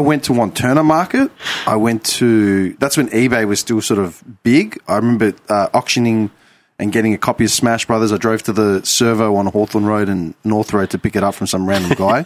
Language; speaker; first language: English; non-native, local second language; Greek